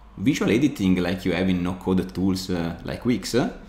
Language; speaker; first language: English; non-native, fluent; Italian